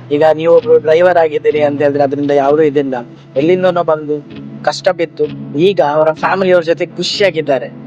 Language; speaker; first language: Kannada; non-native, local second language; Konkani